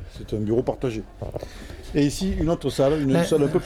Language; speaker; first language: French; native; French